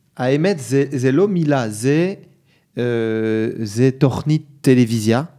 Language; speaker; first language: French; native; French